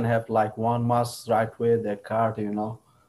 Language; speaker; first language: English; non-native, learner; Rohingya